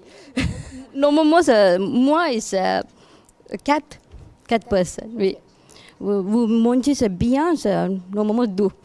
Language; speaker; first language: French; non-native, learner; Tamil